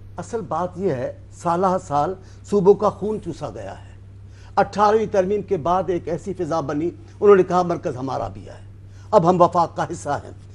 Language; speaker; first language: Urdu; non-native, local second language; Sindhi